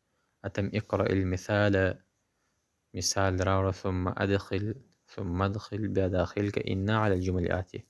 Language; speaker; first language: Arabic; non-native, fluent; Pashto